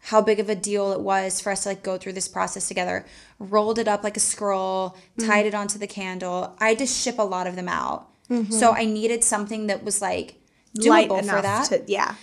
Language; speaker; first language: English; native; English